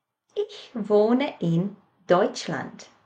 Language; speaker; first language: German; non-native, fluent; Latvian